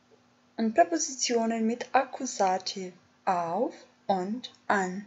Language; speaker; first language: German; non-native, fluent; Albanian